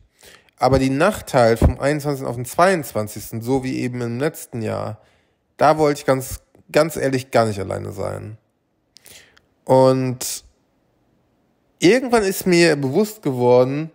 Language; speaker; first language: German; native; German